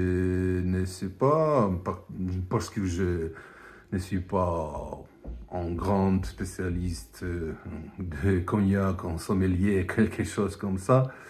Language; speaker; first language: French; non-native, fluent; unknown